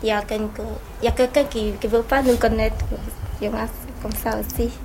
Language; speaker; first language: French; non-native, learner; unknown